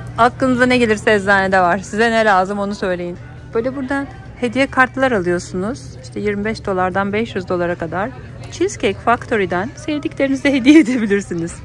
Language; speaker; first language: Turkish; native; Turkish